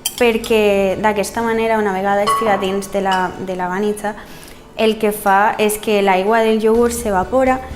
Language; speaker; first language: Catalan; early bilingual, other home language; Bulgarian